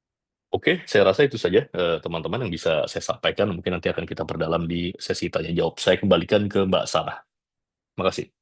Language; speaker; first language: Indonesian; native; Indonesian